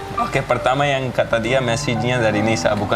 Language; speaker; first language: Indonesian; non-native, fluent; Hindi